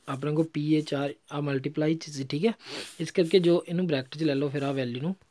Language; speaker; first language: Hindi; non-native, local second language; Punjabi